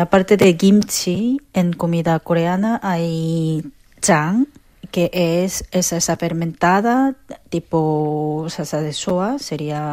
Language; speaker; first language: Spanish; non-native, fluent; Korean